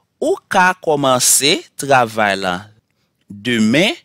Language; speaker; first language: Portuguese; non-native, learner; Haitian Creole